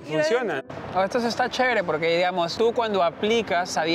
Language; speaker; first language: Spanish; native; Spanish